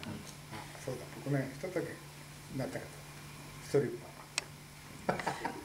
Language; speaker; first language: Japanese; native; Japanese